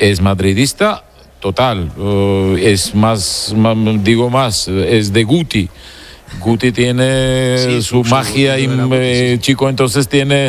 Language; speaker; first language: Spanish; non-native, fluent; Georgian